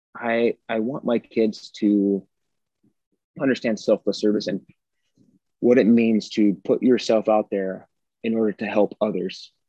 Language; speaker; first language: English; native; English